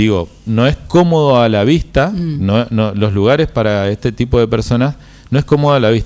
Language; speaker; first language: Spanish; native; Spanish